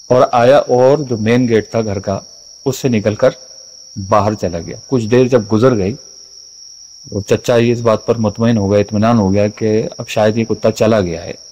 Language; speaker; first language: Urdu; native; Urdu